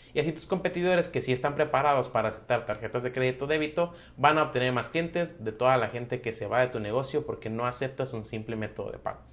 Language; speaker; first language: Spanish; native; Spanish